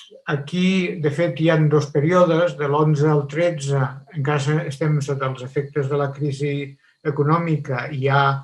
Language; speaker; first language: Catalan; native; Catalan